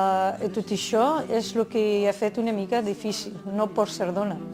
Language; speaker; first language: Catalan; non-native, fluent; Riffian